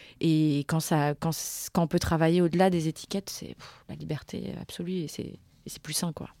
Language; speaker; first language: French; native; French